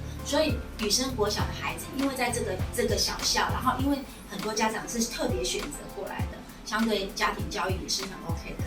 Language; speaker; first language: Chinese; non-native, local second language; Min Nan Chinese